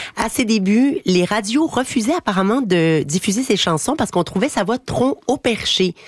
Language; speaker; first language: French; native; French